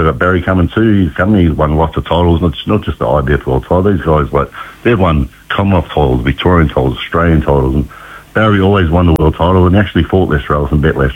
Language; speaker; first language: English; native; English